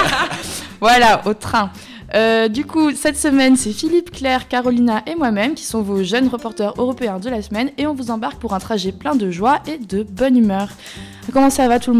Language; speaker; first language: French; native; French